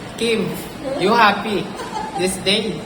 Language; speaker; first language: English; non-native, learner; Filipino